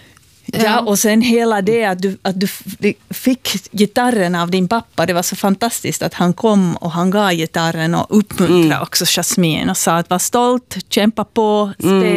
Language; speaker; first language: Swedish; native; Swedish